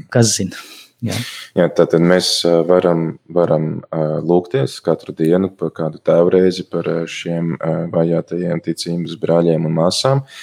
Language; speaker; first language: Latvian; native; Latvian